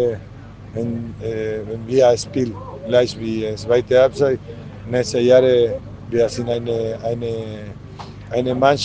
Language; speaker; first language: German; non-native, learner; Spanish